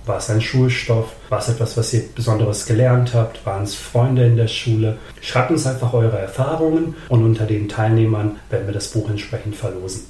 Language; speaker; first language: German; early bilingual, other home language; Serbian